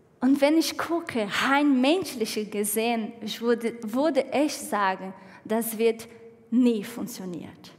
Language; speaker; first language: German; non-native, fluent; Portuguese